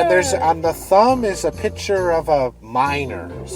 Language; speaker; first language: English; native; English